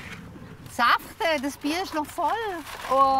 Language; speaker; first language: German; native; German